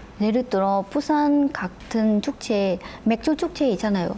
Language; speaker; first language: Korean; non-native, fluent; Vietnamese